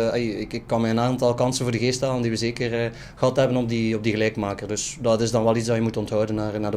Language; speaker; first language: Dutch; native; Dutch